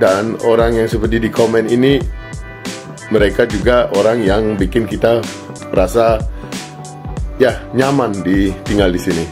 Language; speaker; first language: Indonesian; non-native, fluent; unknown